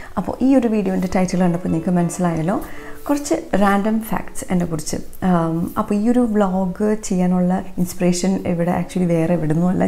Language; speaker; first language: Malayalam; early bilingual, heritage; Malayalam